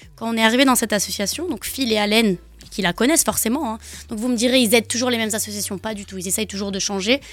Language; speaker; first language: French; native; French